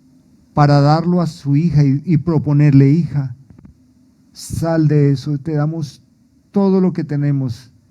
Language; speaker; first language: Spanish; native; Spanish